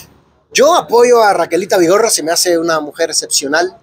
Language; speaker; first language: Spanish; native; Spanish